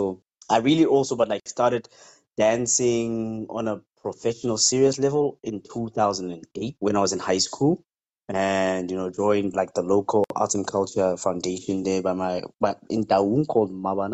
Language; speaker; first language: English; non-native, local second language; Tswana